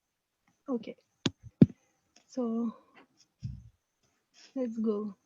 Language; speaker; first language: English; non-native, fluent; French